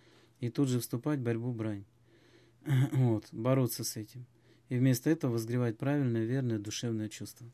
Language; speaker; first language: Russian; native; Russian